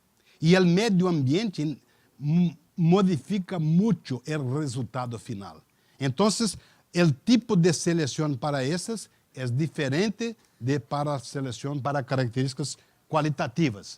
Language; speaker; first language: Spanish; non-native, learner; Portuguese